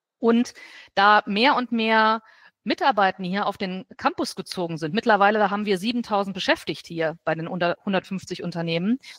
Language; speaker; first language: German; native; German